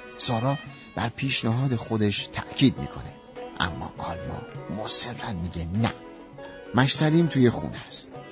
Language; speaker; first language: Persian; native; Persian